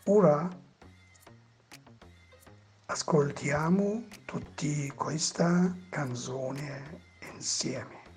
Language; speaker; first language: Italian; non-native, learner; Persian